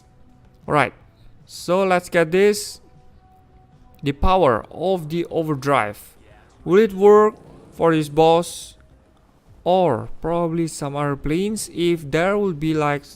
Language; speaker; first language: English; non-native, fluent; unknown